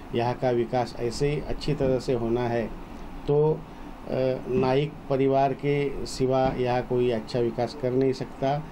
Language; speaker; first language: Hindi; non-native, local second language; Marathi